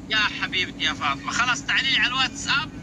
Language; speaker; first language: Arabic; native; Arabic